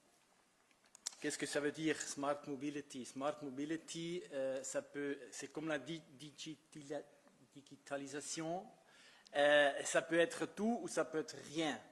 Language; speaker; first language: French; non-native, fluent; Italian